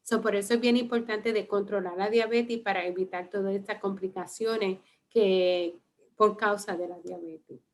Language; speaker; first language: Spanish; early bilingual, heritage; Spanish